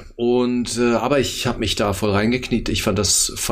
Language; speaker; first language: German; native; German